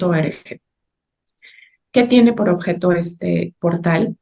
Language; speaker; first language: Spanish; native; Spanish